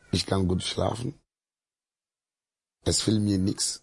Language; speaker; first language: German; non-native, learner; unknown